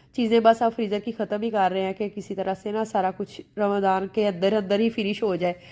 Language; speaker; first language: Urdu; native; Urdu